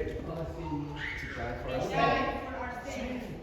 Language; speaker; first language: English; early bilingual, other home language; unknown